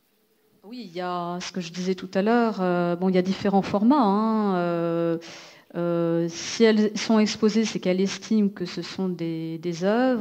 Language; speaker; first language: French; native; French